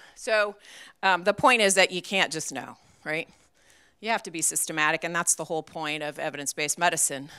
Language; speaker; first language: English; native; English